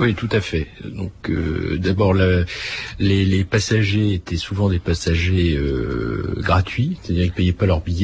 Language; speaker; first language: French; native; French